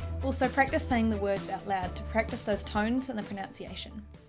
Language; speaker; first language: English; native; English